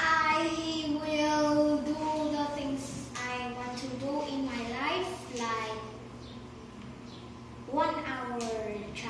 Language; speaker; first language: English; non-native, learner; Vietnamese